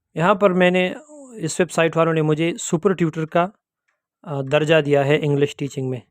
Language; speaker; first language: Urdu; non-native, local second language; Pashto